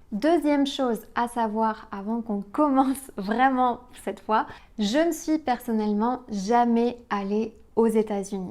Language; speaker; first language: French; native; French